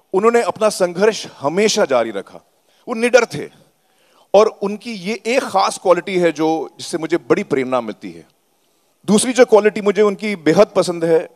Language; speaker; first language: Hindi; native; Hindi